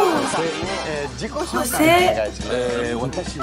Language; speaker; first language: Japanese; native; Japanese